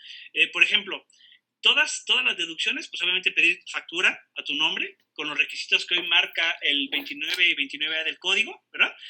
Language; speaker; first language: Spanish; native; Spanish